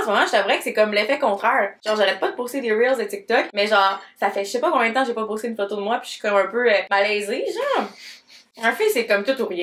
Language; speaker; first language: French; native; French